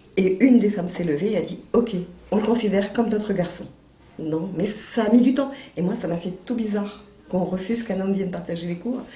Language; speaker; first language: French; native; French